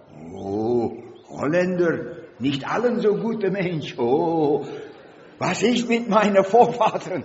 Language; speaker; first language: German; non-native, learner; Dutch